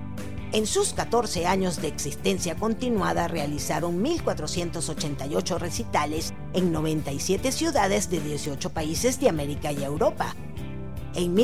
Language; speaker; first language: Spanish; native; Spanish